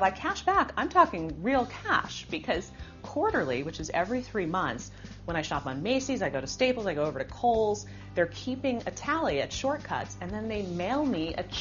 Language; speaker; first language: English; native; English